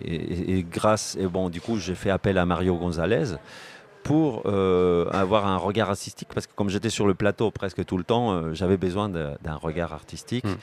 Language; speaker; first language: French; non-native, fluent; Spanish